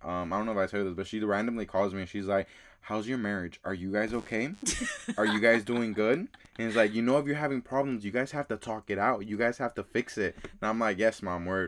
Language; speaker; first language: English; early bilingual, other home language; Spanish